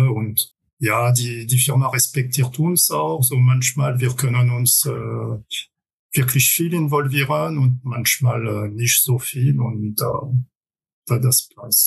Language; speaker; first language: German; non-native, fluent; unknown